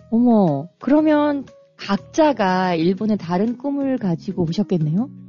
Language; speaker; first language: Korean; native; Korean